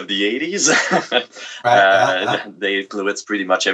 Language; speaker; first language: English; non-native, fluent; French